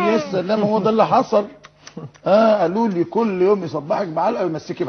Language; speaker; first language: Arabic; native; Arabic